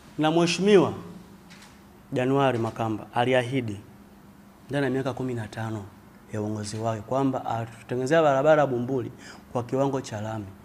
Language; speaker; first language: Swahili; native; Swahili